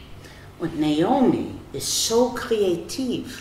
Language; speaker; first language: German; non-native, fluent; English